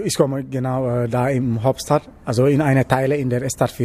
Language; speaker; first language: German; non-native, learner; Wolof